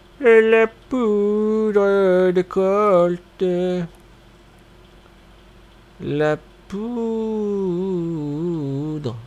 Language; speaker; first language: French; native; French